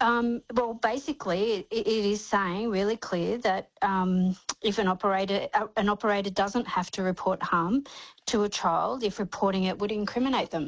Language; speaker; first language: English; native; English